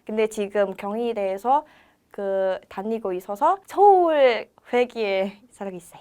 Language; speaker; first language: Korean; non-native, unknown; Indonesian